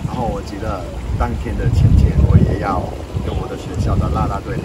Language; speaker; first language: Chinese; non-native, fluent; English